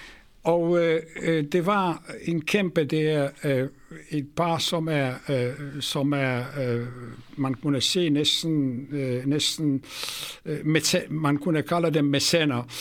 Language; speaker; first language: Swedish; non-native, fluent; Polish